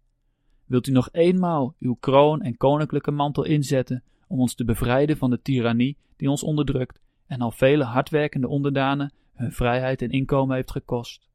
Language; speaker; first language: Dutch; native; Dutch